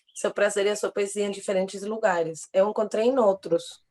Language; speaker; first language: Portuguese; non-native, fluent; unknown